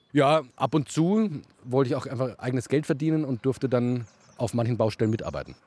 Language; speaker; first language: German; native; German